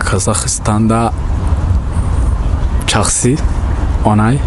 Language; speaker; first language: Kazakh; non-native, learner; Somali